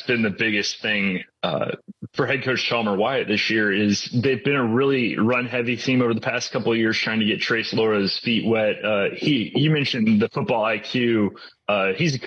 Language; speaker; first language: English; native; English